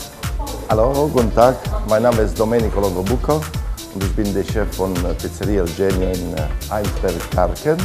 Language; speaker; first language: German; non-native, fluent; Italian